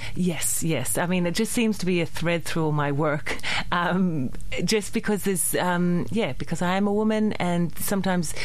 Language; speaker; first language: English; native; English